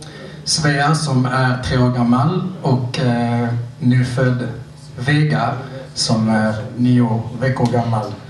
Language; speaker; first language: Swedish; non-native, fluent; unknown